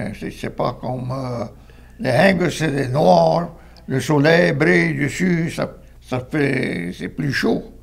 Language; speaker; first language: French; native; French